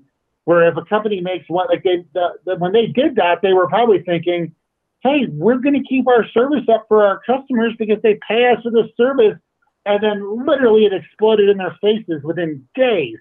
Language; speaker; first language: English; native; English